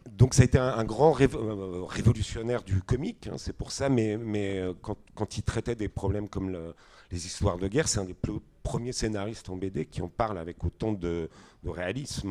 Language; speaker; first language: French; native; French